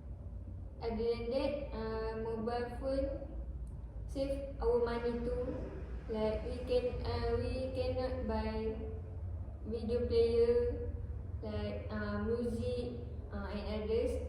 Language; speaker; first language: English; non-native, learner; Malay